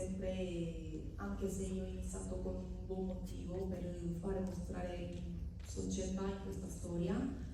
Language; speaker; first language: Italian; non-native, fluent; Korean